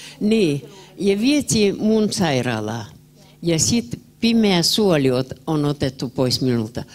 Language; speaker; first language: Finnish; early bilingual, heritage; Finnish